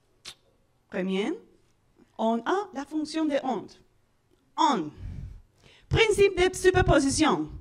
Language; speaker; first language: French; non-native, learner; Spanish